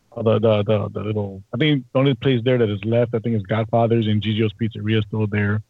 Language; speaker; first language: English; native; English